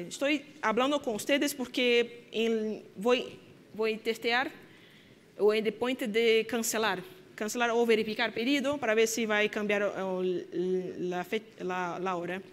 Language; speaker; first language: Spanish; non-native, fluent; Portuguese